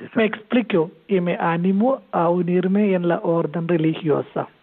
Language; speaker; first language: Spanish; non-native, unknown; Malayalam